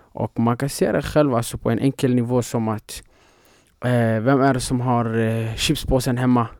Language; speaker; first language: Swedish; non-native, fluent; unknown